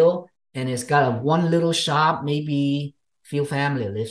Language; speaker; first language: English; non-native, fluent; Vietnamese